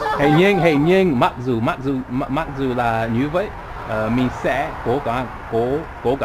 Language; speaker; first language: Vietnamese; non-native, learner; English